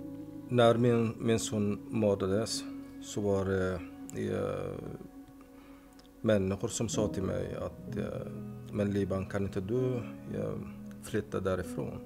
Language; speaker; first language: Swedish; non-native, fluent; Somali